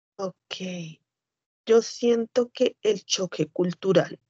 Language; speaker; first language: Spanish; native; Spanish